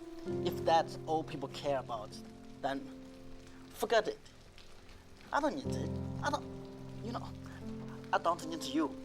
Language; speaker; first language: English; non-native, learner; Chinese